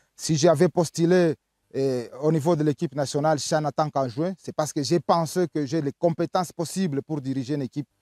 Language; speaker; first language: French; non-native, local second language; Swahili